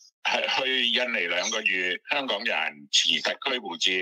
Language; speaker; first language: Cantonese; native; Cantonese